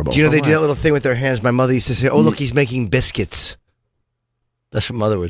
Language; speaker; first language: English; native; English